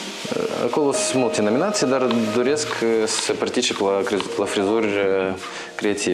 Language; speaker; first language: Romanian; non-native, local second language; Russian